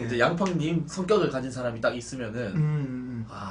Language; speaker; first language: Korean; native; Korean